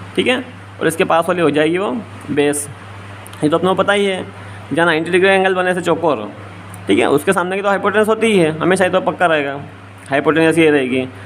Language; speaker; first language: Hindi; native; Hindi